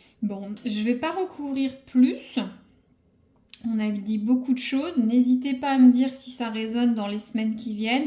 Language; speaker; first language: French; native; French